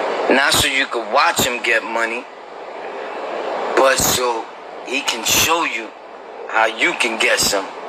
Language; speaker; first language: English; early bilingual, other home language; Spanish